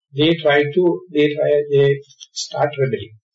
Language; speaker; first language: English; non-native, local second language; Sinhala